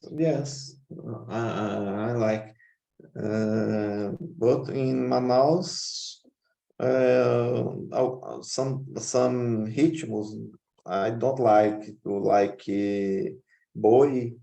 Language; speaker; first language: English; non-native, learner; Portuguese